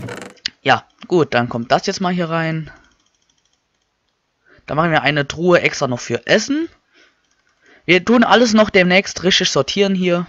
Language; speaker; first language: German; native; German